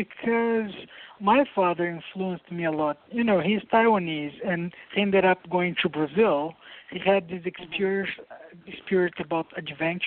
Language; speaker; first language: English; non-native, fluent; Portuguese